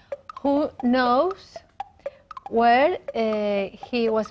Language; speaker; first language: English; non-native, learner; Spanish